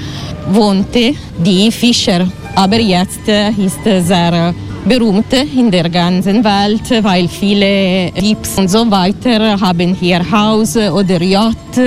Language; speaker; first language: German; non-native, learner; Italian